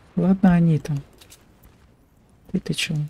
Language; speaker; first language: Russian; native; Russian